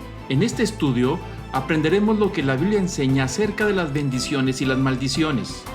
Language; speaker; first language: Spanish; native; Spanish